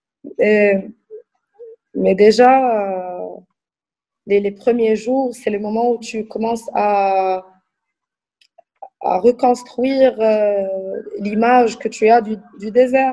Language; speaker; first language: French; non-native, local second language; Arabic